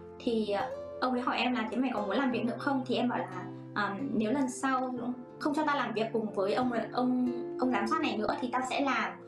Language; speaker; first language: Vietnamese; native; Vietnamese